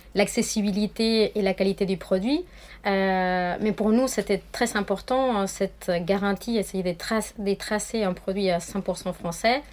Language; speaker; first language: French; non-native, fluent; Spanish